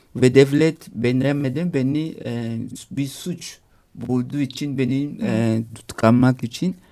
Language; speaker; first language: Turkish; non-native, fluent; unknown